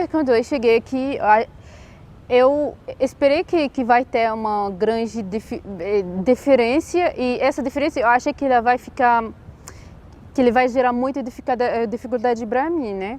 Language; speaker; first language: Portuguese; non-native, fluent; Arabic